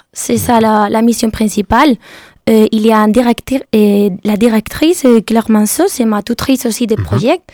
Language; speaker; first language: French; non-native, learner; Spanish